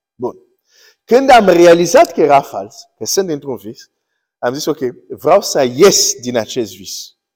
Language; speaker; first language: Romanian; early bilingual, heritage; Romanian